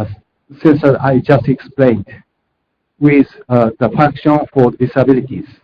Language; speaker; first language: English; non-native, fluent; Japanese